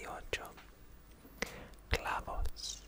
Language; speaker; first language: Spanish; non-native, learner; English